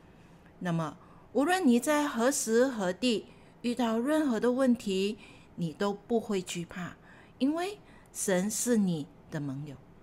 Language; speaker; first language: Chinese; native; Chinese